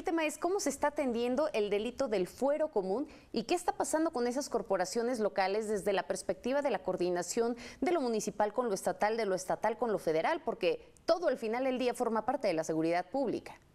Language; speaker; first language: Spanish; native; Spanish